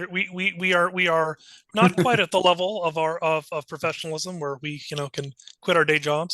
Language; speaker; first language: English; native; English